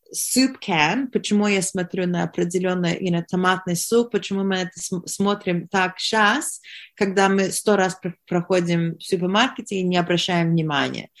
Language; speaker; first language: Russian; early bilingual, heritage; Russian